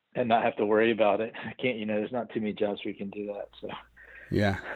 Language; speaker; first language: English; native; English